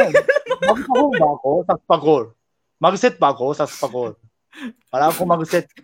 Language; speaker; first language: Filipino; non-native, learner; Japanese